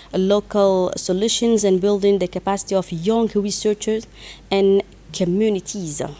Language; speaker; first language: English; non-native, fluent; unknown